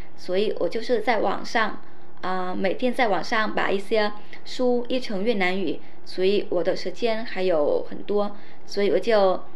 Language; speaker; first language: Chinese; non-native, fluent; Vietnamese